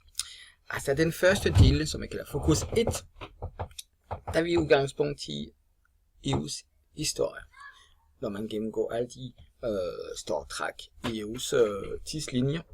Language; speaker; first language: Danish; non-native, fluent; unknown